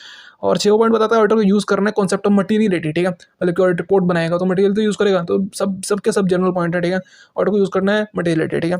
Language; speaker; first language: Hindi; native; Hindi